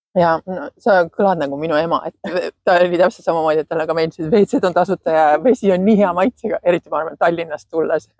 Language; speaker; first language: Estonian; native; Estonian